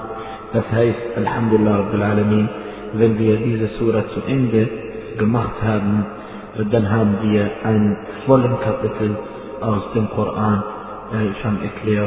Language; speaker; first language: German; non-native, fluent; Arabic